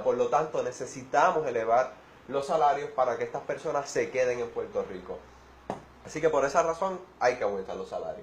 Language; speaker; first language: Spanish; native; Spanish